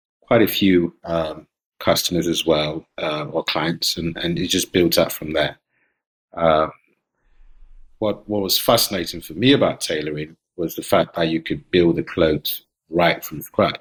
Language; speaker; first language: English; non-native, local second language; Akan